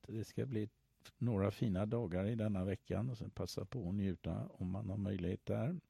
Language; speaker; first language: Swedish; native; Swedish